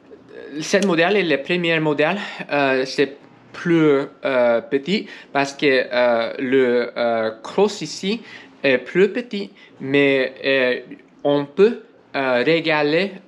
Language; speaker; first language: French; non-native, learner; English